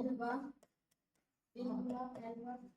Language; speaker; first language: French; non-native, learner; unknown